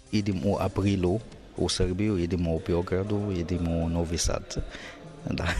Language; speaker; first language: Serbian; non-native, learner; Arabic